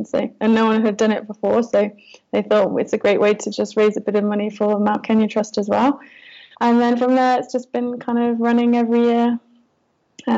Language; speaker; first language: English; native; English